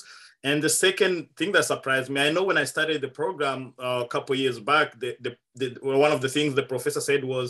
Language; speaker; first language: English; non-native, local second language; Kinyarwanda